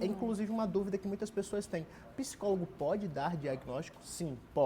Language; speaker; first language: Portuguese; native; Portuguese